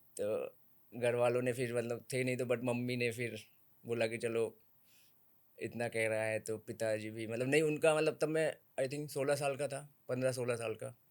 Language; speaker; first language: Hindi; native; Hindi